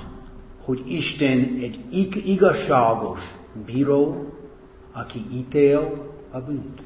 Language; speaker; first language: Hungarian; non-native, fluent; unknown